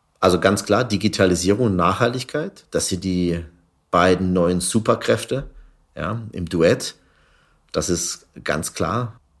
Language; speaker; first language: German; early bilingual, other home language; Turkish